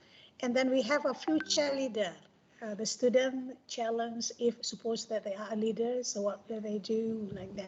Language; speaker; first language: English; non-native, fluent; Indonesian